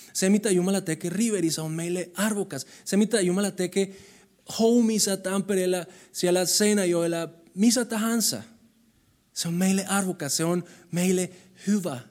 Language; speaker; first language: Finnish; non-native, fluent; Spanish